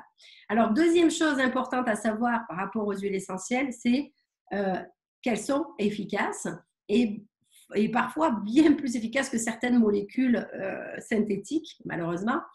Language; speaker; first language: French; native; French